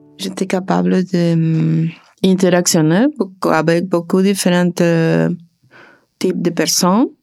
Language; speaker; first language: French; non-native, learner; Spanish